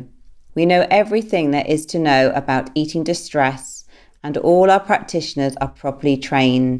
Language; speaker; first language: English; native; English